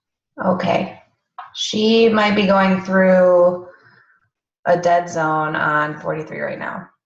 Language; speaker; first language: English; native; English